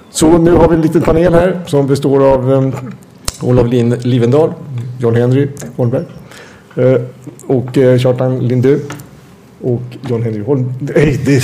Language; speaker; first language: Swedish; native; Swedish